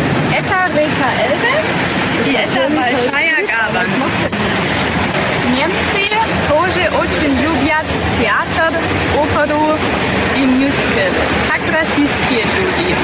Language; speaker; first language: Russian; non-native, learner; German